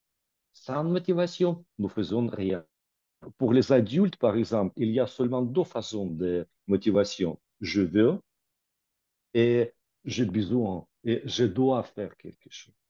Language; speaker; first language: French; non-native, fluent; Russian